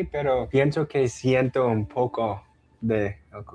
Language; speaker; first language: Spanish; non-native, learner; English